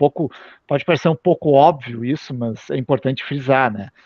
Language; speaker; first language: Portuguese; native; Portuguese